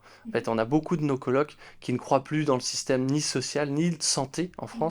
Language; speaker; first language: French; native; French